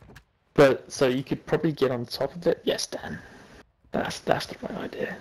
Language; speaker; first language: English; native; English